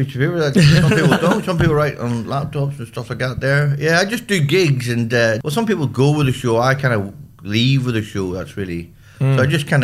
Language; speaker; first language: English; native; English